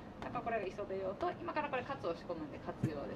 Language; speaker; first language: Japanese; native; Japanese